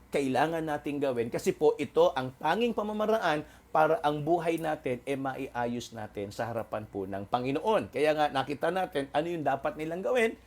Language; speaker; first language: Filipino; non-native, local second language; Waray